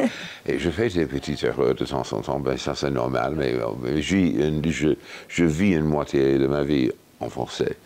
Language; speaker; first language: French; non-native, fluent; English